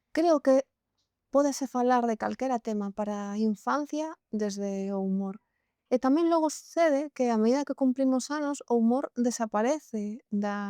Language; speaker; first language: Galician; non-native, local second language; Spanish